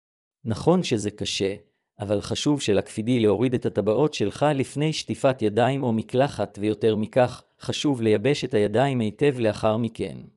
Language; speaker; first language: Hebrew; native; Hebrew